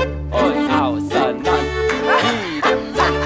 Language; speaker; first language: German; native; German